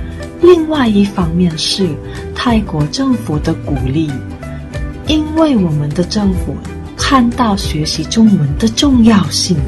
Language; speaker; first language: Chinese; non-native, fluent; Thai